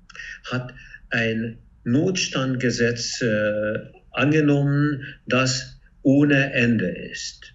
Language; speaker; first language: German; non-native, fluent; Hungarian